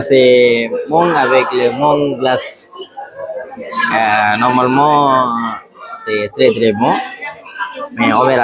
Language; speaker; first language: French; non-native, learner; Tamil